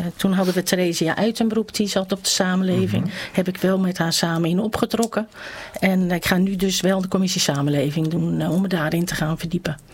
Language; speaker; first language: Dutch; native; Dutch